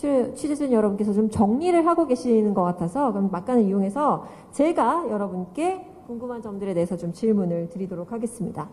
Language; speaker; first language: Korean; native; Korean